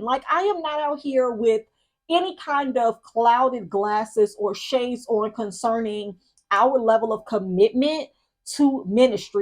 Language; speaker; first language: English; native; English